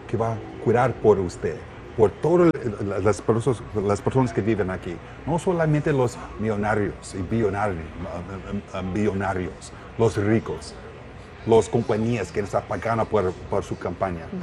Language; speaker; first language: Spanish; non-native, learner; English